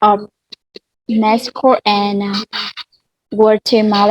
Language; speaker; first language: English; non-native, learner; Vietnamese